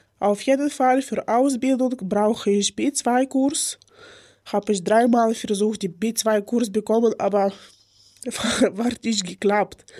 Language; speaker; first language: German; non-native, learner; Ukrainian